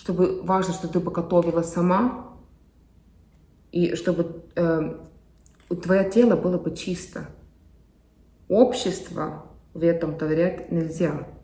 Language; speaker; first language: Russian; non-native, fluent; Estonian